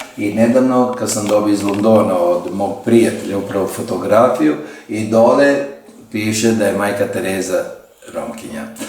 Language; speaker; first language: Bosnian; non-native, local second language; Romany